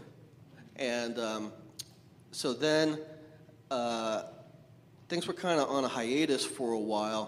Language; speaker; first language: English; native; English